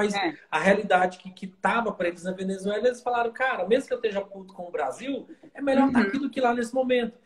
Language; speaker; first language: Portuguese; native; Portuguese